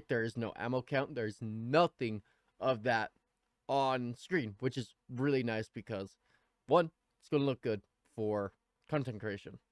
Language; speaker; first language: English; native; English